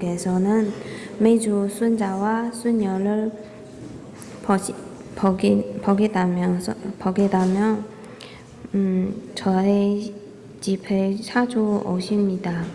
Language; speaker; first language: Korean; non-native, fluent; Chinese